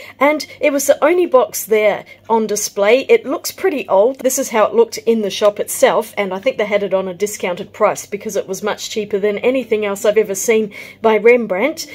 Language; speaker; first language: English; native; English